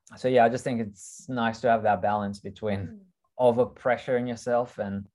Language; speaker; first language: English; early bilingual, other home language; Russian